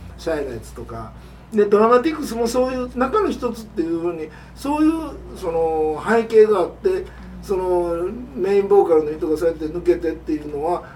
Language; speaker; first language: Japanese; native; Japanese